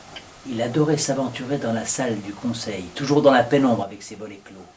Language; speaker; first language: French; native; French